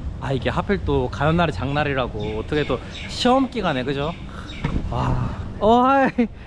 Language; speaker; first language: Korean; native; Korean